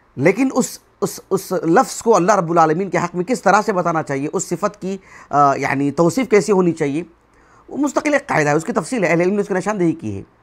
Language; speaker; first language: Urdu; native; Urdu